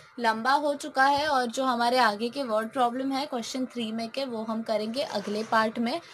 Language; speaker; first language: Hindi; non-native, local second language; Marathi